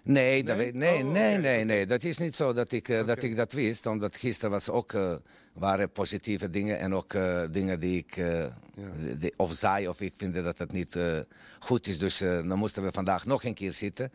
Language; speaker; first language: Dutch; non-native, fluent; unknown